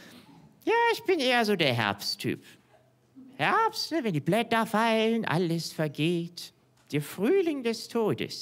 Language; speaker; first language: German; native; German